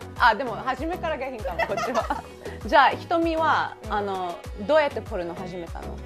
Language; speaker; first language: Japanese; early bilingual, heritage; Japanese